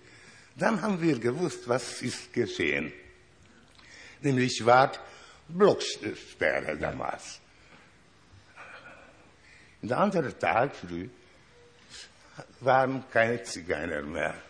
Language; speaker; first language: German; non-native, learner; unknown